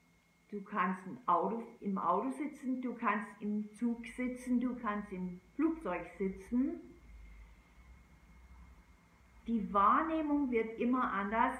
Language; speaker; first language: German; non-native, fluent; English